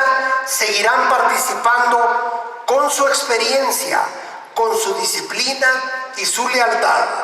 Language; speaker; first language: Spanish; native; Spanish